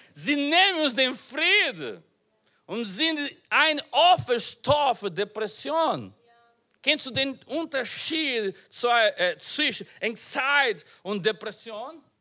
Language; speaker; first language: German; non-native, learner; Portuguese